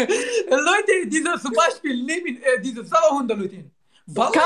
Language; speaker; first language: German; non-native, learner; Turkish